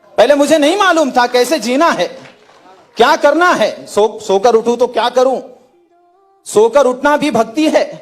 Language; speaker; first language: Hindi; native; Hindi